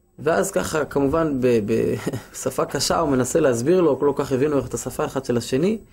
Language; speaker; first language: Hebrew; native; Hebrew